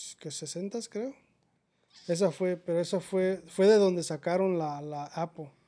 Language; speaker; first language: Spanish; native; Spanish